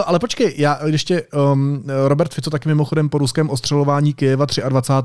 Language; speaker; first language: Czech; native; Czech